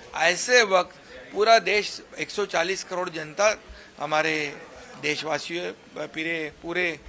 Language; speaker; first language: Hindi; non-native, local second language; Marathi